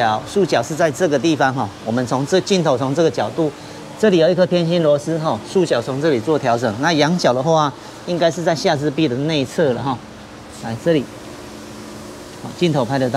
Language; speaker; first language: Chinese; native; Chinese